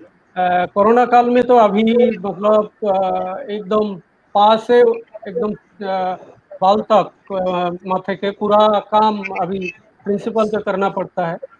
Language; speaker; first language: Hindi; non-native, local second language; Bangla